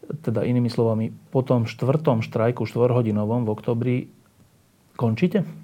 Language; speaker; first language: Slovak; native; Slovak